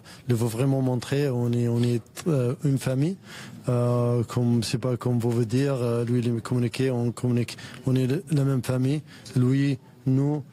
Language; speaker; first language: French; non-native, learner; Arabic